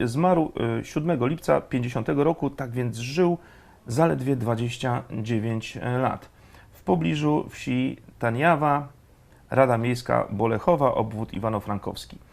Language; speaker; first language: Polish; native; Polish